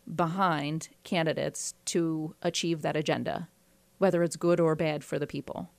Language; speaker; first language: English; native; English